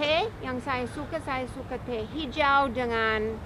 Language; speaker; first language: Indonesian; non-native, fluent; English